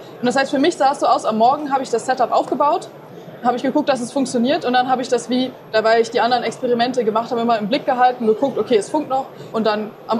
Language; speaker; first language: German; native; German